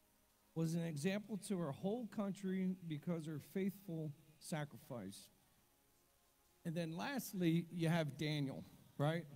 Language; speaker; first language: English; native; English